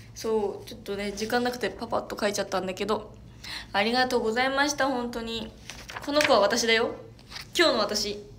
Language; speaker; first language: Japanese; native; Japanese